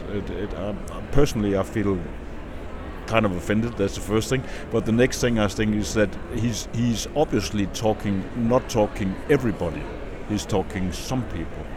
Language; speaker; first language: English; non-native, fluent; Danish